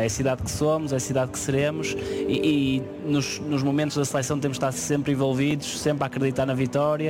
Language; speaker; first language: Portuguese; native; Portuguese